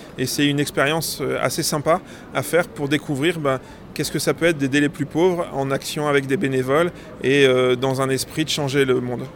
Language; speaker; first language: French; native; French